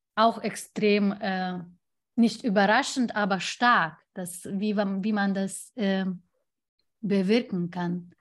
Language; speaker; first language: German; non-native, fluent; Lithuanian